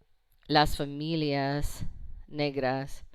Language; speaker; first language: Spanish; non-native, fluent; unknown